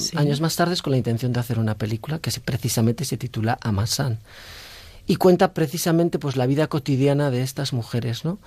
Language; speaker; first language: Spanish; native; Spanish